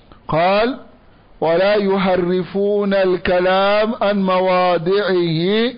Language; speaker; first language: Arabic; non-native, fluent; Dyula